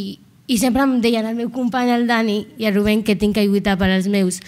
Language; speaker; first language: Catalan; non-native, local second language; Arabic